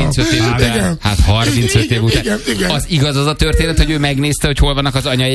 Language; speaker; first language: Hungarian; native; Hungarian